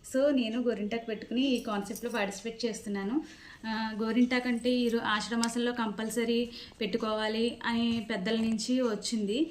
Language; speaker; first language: Telugu; native; Telugu